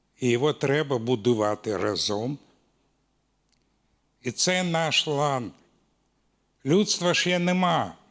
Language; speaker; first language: Ukrainian; non-native, local second language; Russian